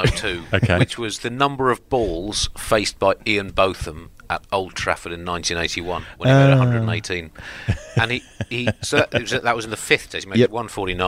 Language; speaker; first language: English; native; English